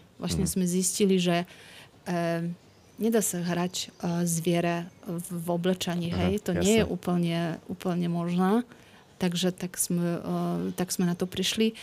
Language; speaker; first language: Slovak; non-native, learner; Polish